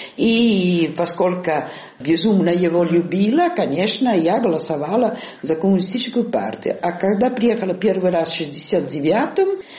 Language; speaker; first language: Russian; non-native, fluent; Italian